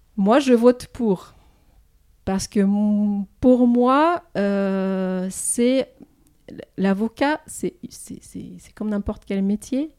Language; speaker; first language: French; non-native, fluent; Russian